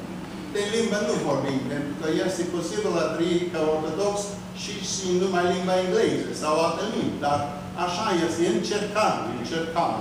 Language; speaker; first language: Romanian; early bilingual, heritage; Romanian